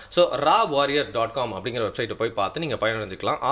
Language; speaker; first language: Tamil; native; Tamil